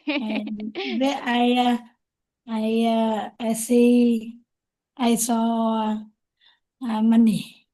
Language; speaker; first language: English; non-native, learner; Vietnamese